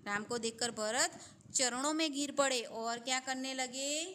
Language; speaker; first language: Hindi; non-native, local second language; Gujarati